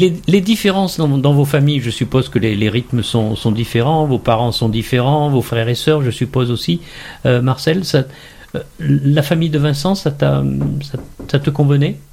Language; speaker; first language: French; native; French